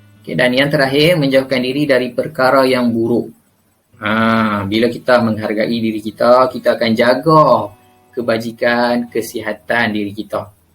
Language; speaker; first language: Malay; native; Malay